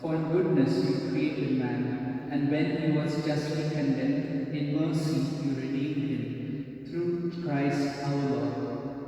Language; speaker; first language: English; non-native, local second language; Konkani